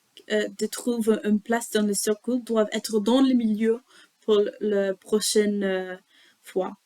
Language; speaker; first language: French; non-native, learner; English